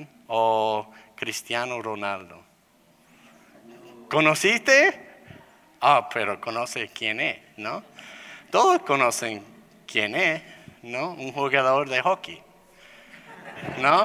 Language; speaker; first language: Spanish; non-native, fluent; English